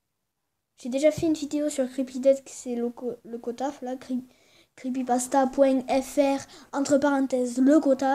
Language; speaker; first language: French; native; French